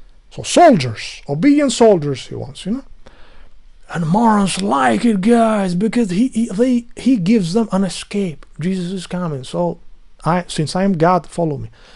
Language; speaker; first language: English; non-native, learner; Albanian